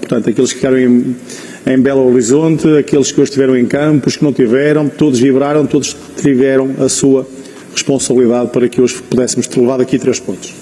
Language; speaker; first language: Portuguese; native; Portuguese